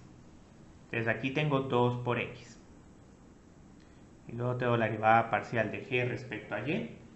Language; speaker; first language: Spanish; native; Spanish